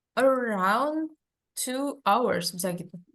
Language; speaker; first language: Indonesian; native; Indonesian